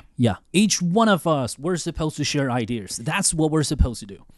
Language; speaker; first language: English; non-native, fluent; Chinese